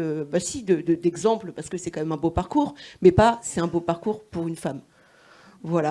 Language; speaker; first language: French; native; French